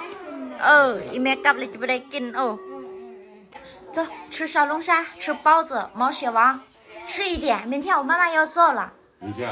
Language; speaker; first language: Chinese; non-native, fluent; Lao